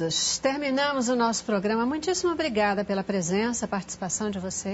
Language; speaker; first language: Portuguese; native; Portuguese